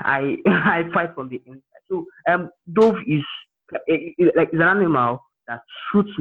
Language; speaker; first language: English; non-native, local second language; Igbo